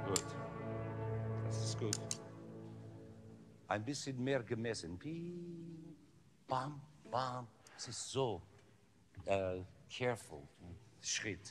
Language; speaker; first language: German; non-native, learner; English